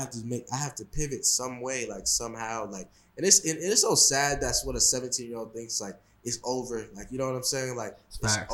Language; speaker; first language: English; native; English